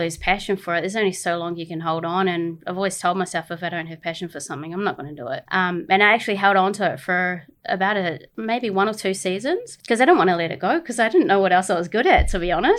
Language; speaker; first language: English; native; English